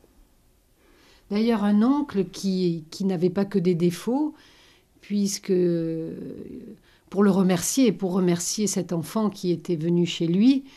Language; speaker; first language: French; native; French